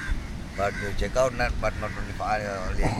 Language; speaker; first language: English; non-native, learner; Sinhala